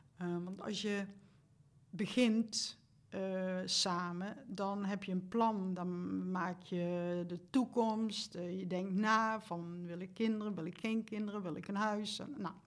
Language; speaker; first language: Dutch; native; Dutch